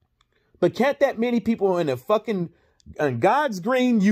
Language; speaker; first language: English; native; English